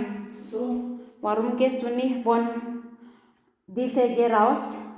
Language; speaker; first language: German; non-native, learner; Indonesian